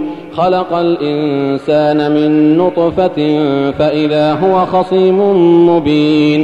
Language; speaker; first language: Arabic; native; Arabic